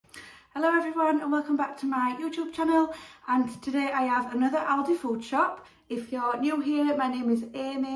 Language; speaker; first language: English; native; English